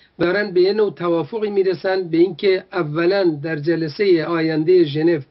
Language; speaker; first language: Persian; non-native, local second language; Kurdish